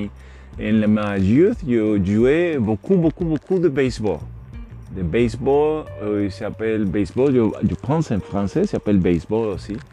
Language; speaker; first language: French; non-native, learner; Spanish